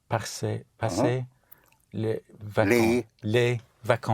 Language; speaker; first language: French; non-native, learner; English